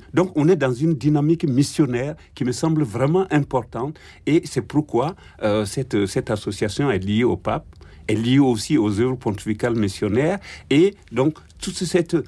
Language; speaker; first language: French; non-native, local second language; Bambara